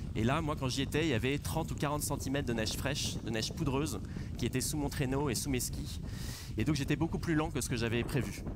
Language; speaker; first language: French; native; French